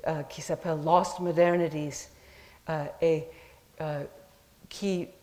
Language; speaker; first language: French; non-native, fluent; English